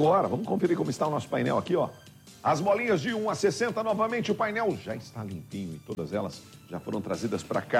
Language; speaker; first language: Portuguese; native; Portuguese